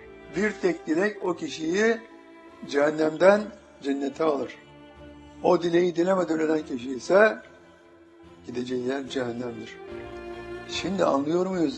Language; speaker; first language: Turkish; native; Turkish